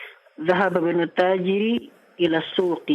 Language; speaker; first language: Arabic; non-native, learner; Indonesian